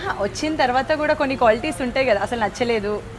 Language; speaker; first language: Telugu; native; Telugu